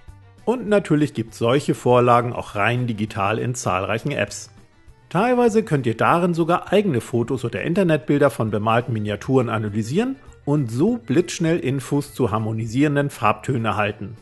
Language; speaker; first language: German; native; German